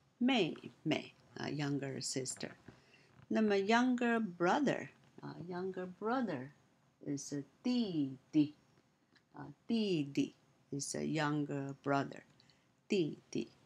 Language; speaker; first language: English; non-native, learner; Chinese